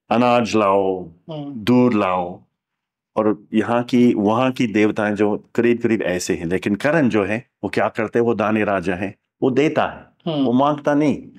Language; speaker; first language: Hindi; non-native, fluent; English